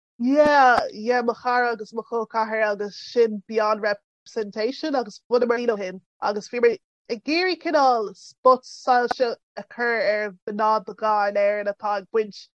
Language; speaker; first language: Irish; early bilingual, other home language; English